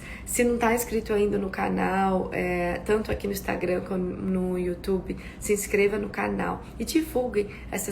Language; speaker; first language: Portuguese; native; Portuguese